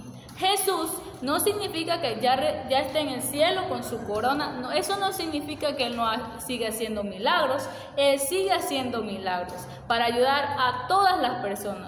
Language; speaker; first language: Spanish; native; Spanish